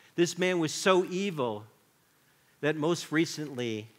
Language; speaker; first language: English; native; English